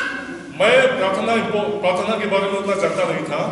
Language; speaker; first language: Hindi; non-native, local second language; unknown